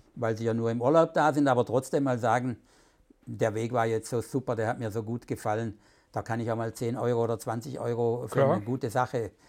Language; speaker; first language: German; native; German